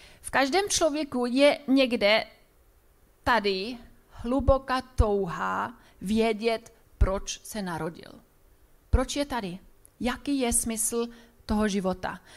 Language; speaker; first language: Czech; non-native, fluent; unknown